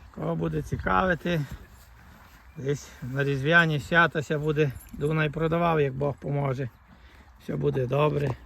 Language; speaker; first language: Ukrainian; native; Ukrainian